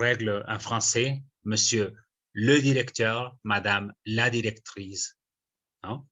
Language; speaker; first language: French; non-native, fluent; Spanish